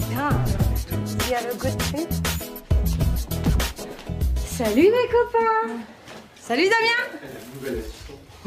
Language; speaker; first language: French; native; French